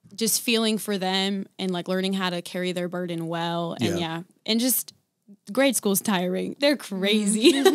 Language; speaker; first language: English; native; English